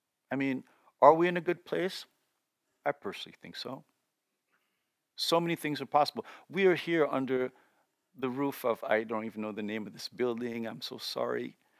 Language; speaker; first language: English; native; English